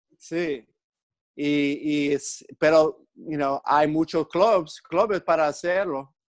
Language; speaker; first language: Spanish; non-native, learner; English